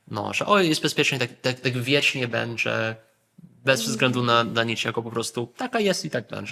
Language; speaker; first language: Polish; early bilingual, heritage; Polish